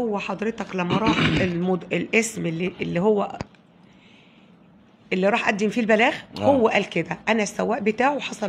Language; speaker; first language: Arabic; native; Arabic